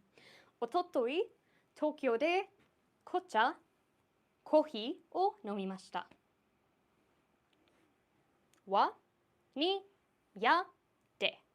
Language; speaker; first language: Japanese; non-native, fluent; English